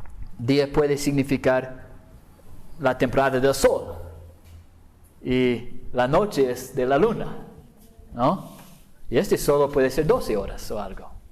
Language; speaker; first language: Spanish; non-native, fluent; English